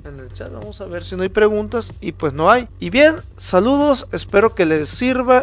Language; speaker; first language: Spanish; native; Spanish